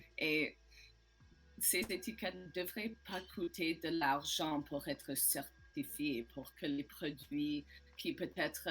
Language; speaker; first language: French; non-native, learner; English